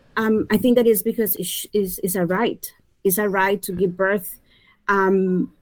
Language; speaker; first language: English; non-native, fluent; Spanish